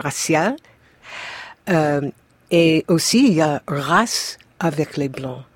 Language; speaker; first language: French; non-native, fluent; English